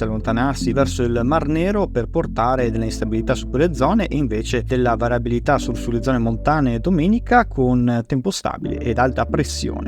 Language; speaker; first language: Italian; native; Italian